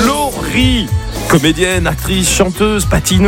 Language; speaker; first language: French; native; French